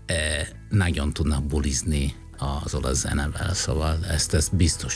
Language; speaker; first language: Hungarian; non-native, fluent; Italian